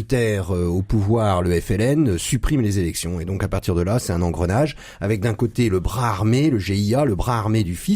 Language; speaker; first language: French; native; French